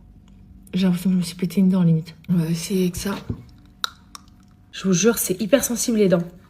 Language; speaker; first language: French; native; French